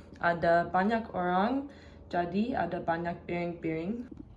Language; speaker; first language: Indonesian; non-native, learner; English